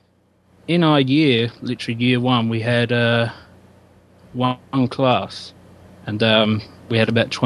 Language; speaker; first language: English; native; English